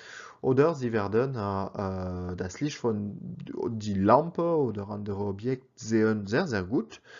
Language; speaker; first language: German; non-native, learner; French